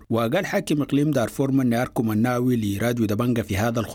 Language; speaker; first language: Arabic; native; Arabic